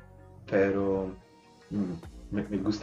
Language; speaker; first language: Spanish; non-native, learner; English